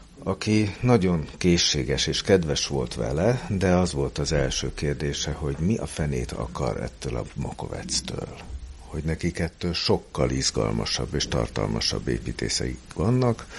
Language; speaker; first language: Hungarian; native; Hungarian